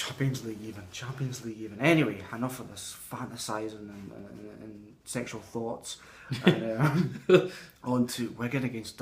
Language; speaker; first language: English; native; English